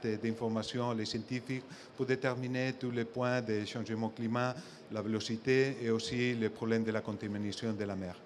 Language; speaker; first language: French; non-native, fluent; Spanish